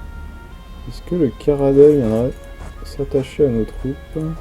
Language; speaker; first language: French; native; French